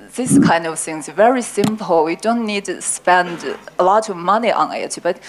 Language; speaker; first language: English; non-native, learner; Chinese